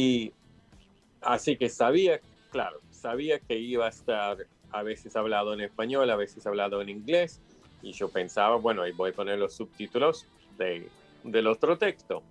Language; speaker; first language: Spanish; non-native, fluent; English